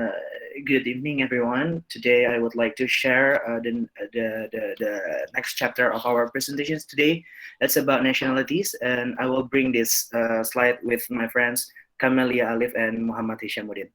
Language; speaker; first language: English; non-native, learner; Indonesian